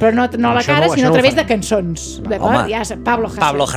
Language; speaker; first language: Catalan; native; Catalan